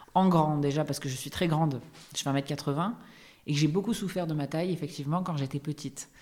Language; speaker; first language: French; native; French